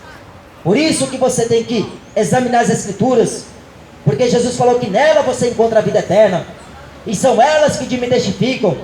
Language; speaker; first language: Portuguese; native; Portuguese